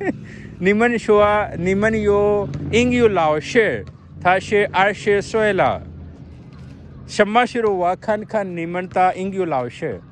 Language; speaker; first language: Chinese; non-native, learner; Urdu